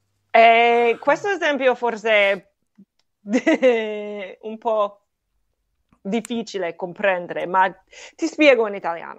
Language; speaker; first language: Italian; non-native, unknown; English